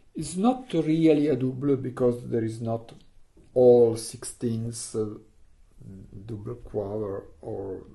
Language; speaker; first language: English; non-native, learner; Italian